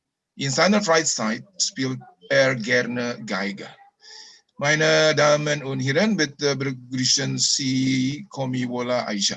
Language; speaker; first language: German; non-native, learner; Indonesian